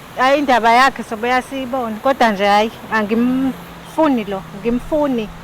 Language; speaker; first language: Zulu; native; Zulu